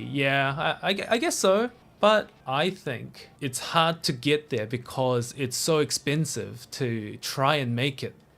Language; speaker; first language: English; native; English